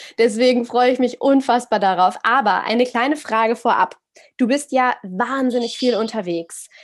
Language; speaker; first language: German; native; German